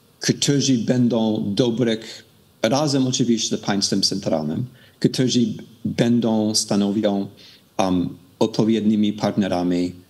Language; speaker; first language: Polish; non-native, fluent; English